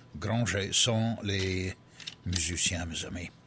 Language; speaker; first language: French; early bilingual, heritage; French